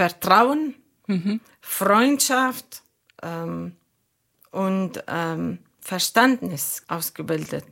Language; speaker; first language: German; non-native, learner; Arabic